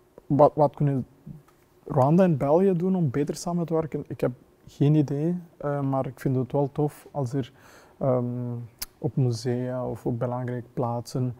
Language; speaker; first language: Dutch; non-native, fluent; Kinyarwanda